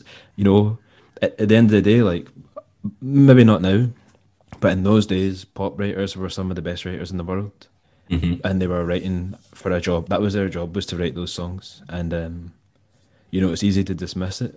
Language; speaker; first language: English; native; English